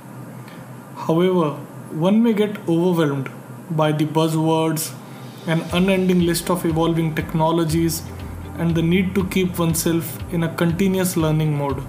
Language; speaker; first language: English; non-native, local second language; Hindi